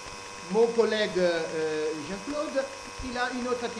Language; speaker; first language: French; native; French